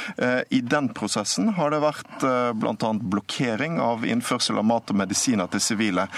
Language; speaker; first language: Norwegian; native; Norwegian